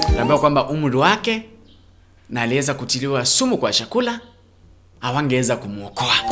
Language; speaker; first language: Swahili; non-native, local second language; Gusii